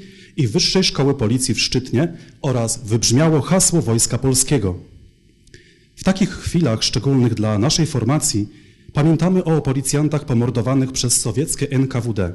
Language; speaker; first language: Polish; native; Polish